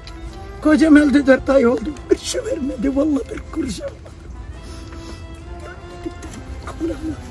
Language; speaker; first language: Turkish; non-native, local second language; Arabic